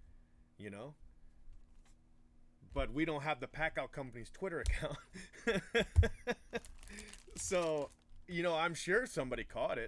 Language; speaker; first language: English; native; English